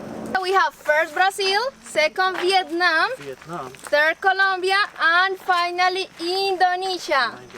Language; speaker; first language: English; non-native, fluent; Spanish